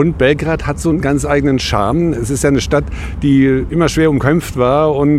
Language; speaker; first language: German; native; German